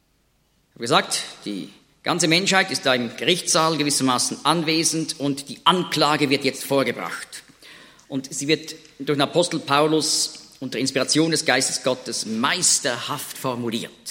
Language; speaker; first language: German; native; German